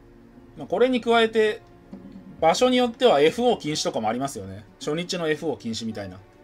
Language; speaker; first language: Japanese; native; Japanese